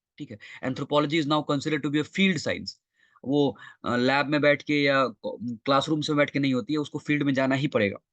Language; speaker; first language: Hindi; non-native, local second language; Bangla